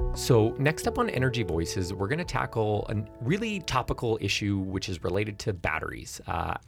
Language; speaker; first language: English; native; English